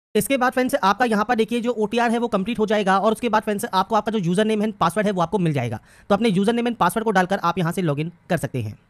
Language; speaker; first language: Hindi; native; Hindi